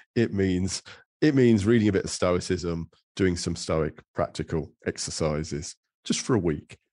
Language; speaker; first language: English; native; English